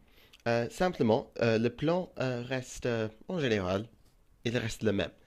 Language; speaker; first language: French; non-native, fluent; English